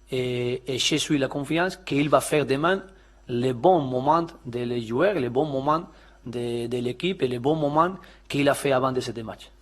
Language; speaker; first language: French; non-native, learner; Spanish